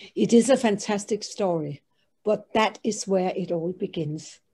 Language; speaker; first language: English; non-native, fluent; Danish